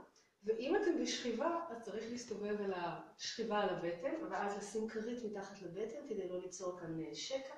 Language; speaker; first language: Hebrew; native; Hebrew